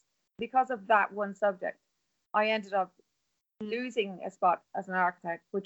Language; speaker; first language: English; non-native, local second language; Irish